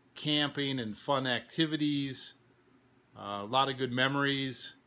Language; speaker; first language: English; native; English